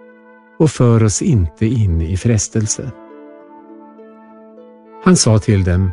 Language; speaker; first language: Swedish; native; Swedish